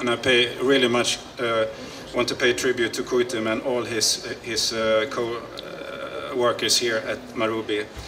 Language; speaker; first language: English; non-native, fluent; Swedish